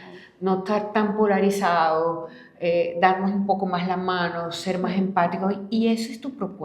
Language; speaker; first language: Spanish; native; Spanish